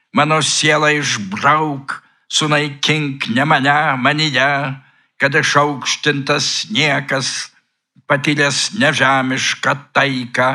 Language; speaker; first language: Lithuanian; native; Lithuanian